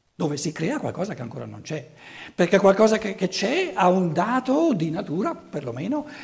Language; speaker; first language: Italian; native; Italian